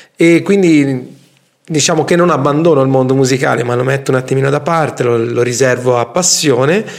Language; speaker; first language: Italian; native; Italian